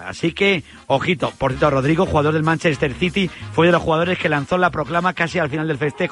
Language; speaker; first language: Spanish; native; Spanish